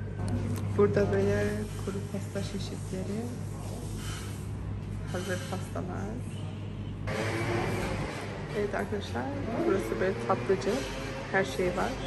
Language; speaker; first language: Turkish; early bilingual, heritage; Turkish